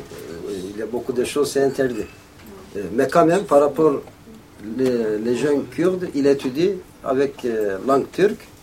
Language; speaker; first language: French; non-native, learner; Kurdish